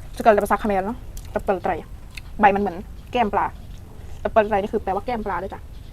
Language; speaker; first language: Thai; non-native, local second language; Northern Khmer